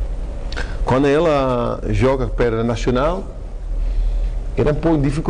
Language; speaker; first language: Italian; non-native, fluent; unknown